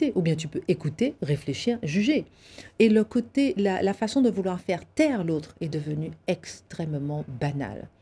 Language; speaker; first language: French; native; French